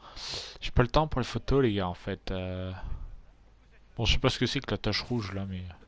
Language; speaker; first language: French; native; French